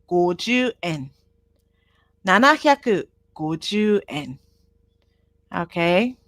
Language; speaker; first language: Japanese; non-native, fluent; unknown